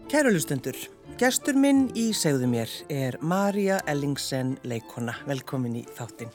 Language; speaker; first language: Icelandic; native; Icelandic